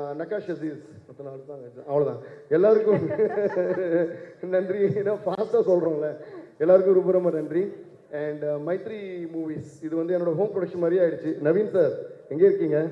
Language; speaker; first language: Tamil; non-native, local second language; Telugu